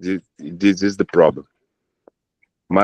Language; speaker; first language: English; non-native, learner; Portuguese